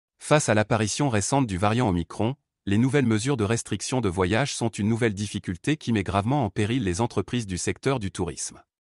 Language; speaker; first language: French; non-native, local second language; Arabic